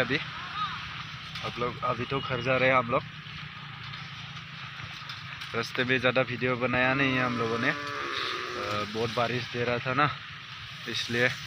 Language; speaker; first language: Hindi; non-native, local second language; Assamese